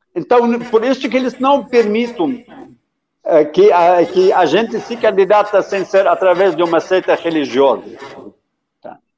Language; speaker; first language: Portuguese; non-native, fluent; Arabic